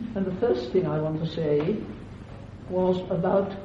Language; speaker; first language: English; native; English